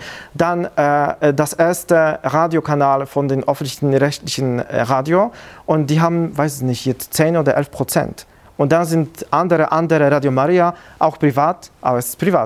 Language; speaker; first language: German; non-native, fluent; Polish